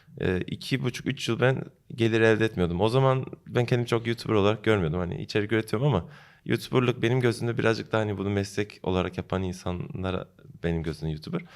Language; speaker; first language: Turkish; early bilingual, heritage; Turkish